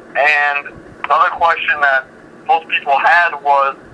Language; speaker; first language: English; native; English